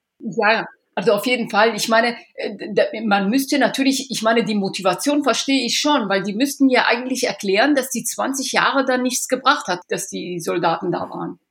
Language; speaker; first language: German; early bilingual, other home language; Persian